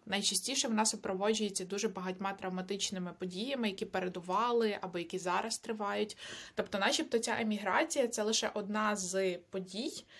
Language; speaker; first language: Ukrainian; native; Ukrainian